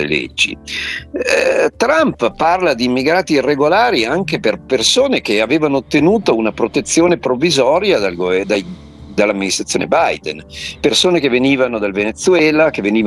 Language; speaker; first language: Italian; native; Italian